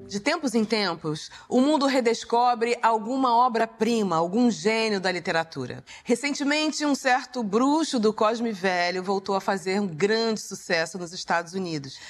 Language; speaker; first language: Portuguese; native; Portuguese